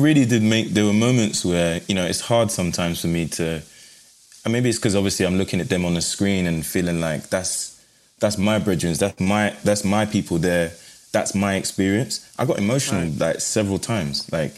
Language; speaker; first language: English; native; English